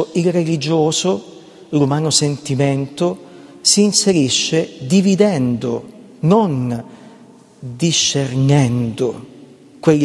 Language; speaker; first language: Italian; native; Italian